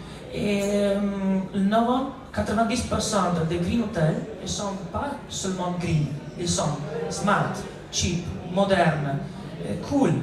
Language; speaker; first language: French; non-native, learner; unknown